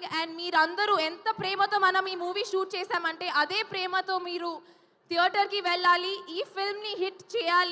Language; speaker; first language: Telugu; non-native, fluent; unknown